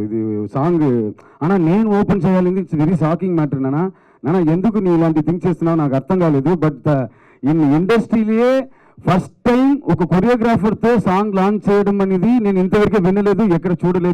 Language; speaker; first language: Telugu; non-native, fluent; Tamil